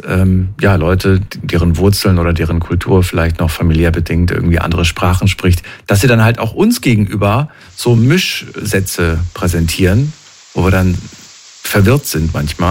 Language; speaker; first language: German; native; German